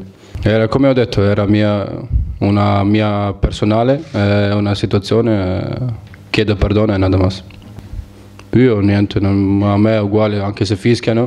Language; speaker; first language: Italian; non-native, fluent; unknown